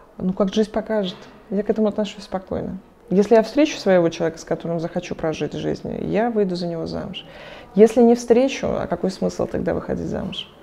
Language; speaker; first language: Russian; native; Russian